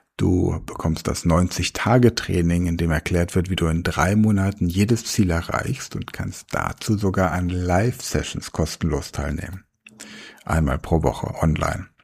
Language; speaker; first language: German; native; German